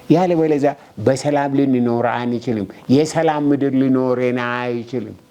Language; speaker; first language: Amharic; non-native, local second language; Oromo